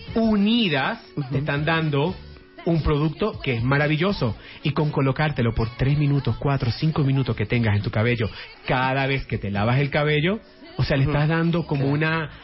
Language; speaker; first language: Spanish; native; Spanish